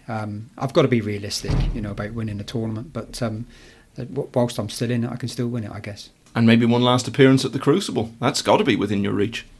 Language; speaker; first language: English; native; English